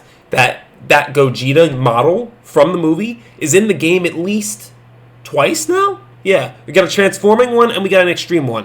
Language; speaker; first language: English; native; English